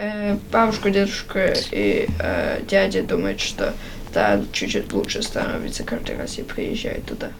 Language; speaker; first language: Russian; early bilingual, heritage; Russian